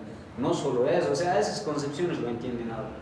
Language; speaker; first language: Spanish; native; Spanish